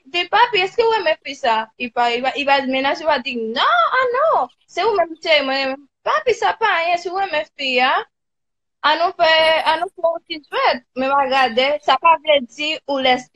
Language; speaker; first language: French; non-native, learner; Haitian Creole